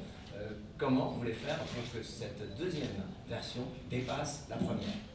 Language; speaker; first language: French; non-native, fluent; Chinese